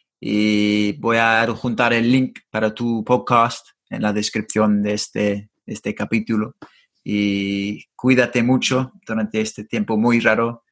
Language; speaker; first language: Spanish; non-native, fluent; English